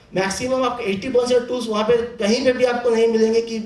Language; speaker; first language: Hindi; non-native, local second language; Bangla